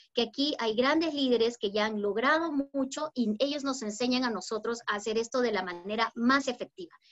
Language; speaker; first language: Spanish; native; Spanish